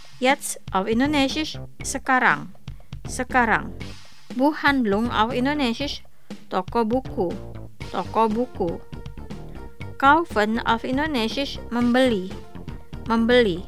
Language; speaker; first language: German; non-native, learner; Indonesian